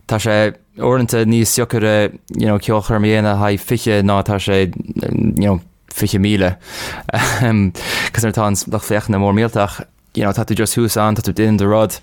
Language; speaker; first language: Irish; non-native, local second language; English